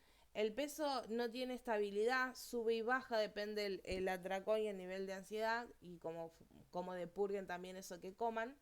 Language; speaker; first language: Spanish; native; Spanish